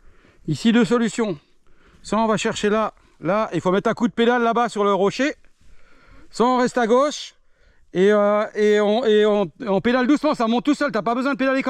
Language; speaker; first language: French; native; French